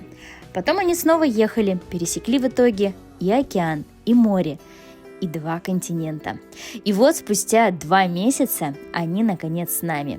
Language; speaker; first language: Russian; native; Russian